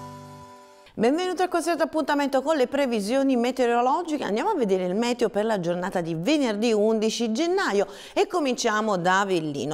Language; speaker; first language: Italian; native; Italian